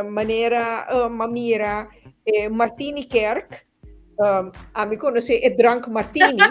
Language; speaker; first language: Dutch; non-native, local second language; Papiamento